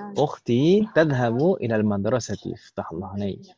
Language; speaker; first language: Arabic; non-native, fluent; Indonesian